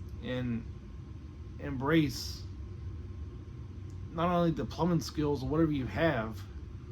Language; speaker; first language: English; native; English